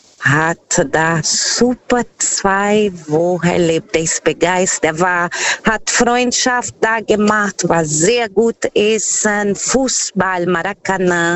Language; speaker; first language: German; non-native, learner; Portuguese